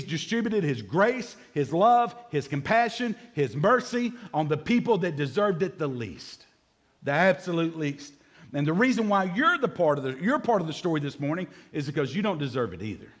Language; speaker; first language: English; native; English